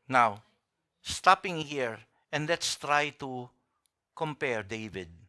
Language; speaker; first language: English; non-native, local second language; Filipino